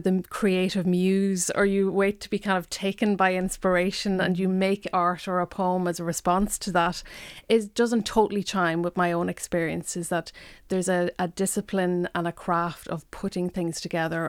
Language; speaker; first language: English; non-native, local second language; Irish